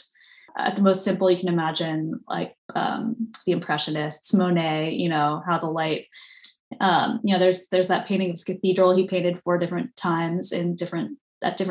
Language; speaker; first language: English; native; English